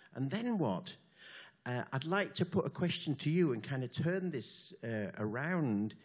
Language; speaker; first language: English; native; English